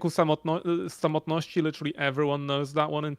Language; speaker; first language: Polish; native; Polish